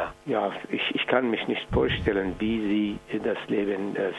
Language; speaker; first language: German; non-native, fluent; Persian